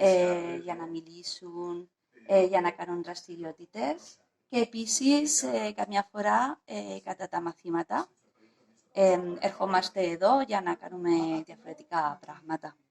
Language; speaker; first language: Greek; non-native, fluent; Spanish